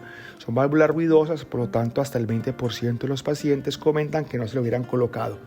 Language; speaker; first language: Spanish; native; Spanish